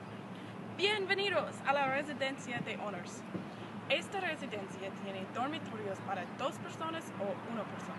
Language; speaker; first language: Spanish; non-native, learner; English